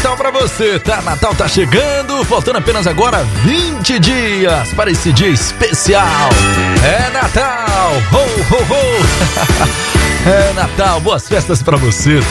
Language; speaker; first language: Portuguese; native; Portuguese